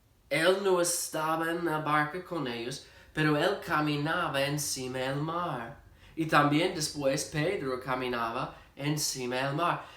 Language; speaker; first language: Spanish; non-native, fluent; English